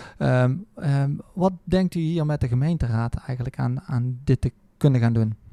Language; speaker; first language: Dutch; native; Dutch